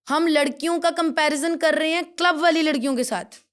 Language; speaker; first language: Hindi; non-native, local second language; Punjabi